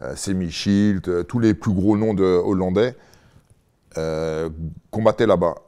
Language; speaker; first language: French; native; French